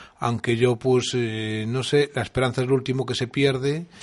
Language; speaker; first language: Spanish; native; Spanish